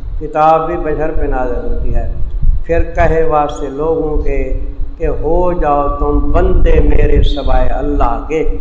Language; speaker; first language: Urdu; non-native, local second language; Saraiki